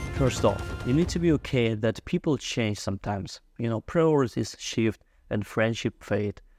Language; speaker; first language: English; non-native, fluent; Russian